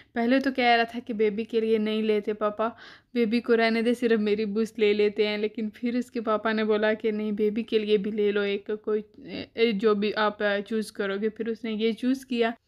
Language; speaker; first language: Urdu; native; Urdu